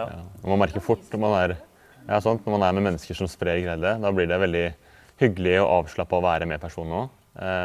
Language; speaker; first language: Norwegian; native; Norwegian